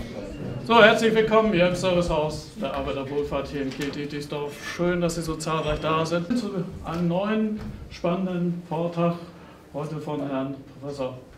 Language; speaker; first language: German; native; German